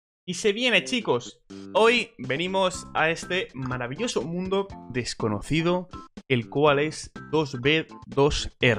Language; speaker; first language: Spanish; native; Spanish